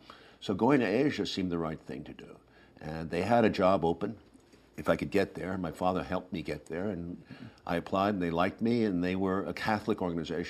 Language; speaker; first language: English; native; English